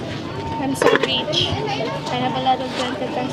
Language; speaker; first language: English; non-native, learner; Cebuano